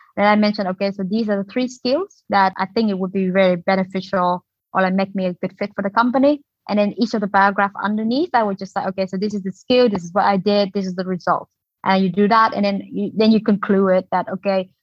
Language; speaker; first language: English; non-native, fluent; Vietnamese